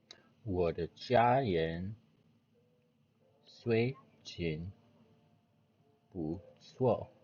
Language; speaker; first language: Chinese; non-native, learner; English